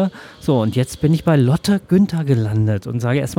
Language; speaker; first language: German; native; German